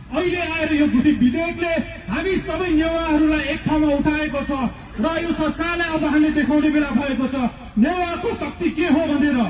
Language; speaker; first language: Nepali; non-native, local second language; Newari